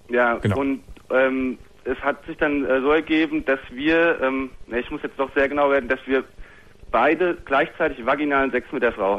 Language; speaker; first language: German; native; German